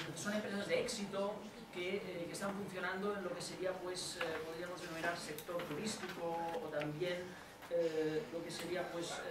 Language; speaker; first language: Spanish; non-native, local second language; Catalan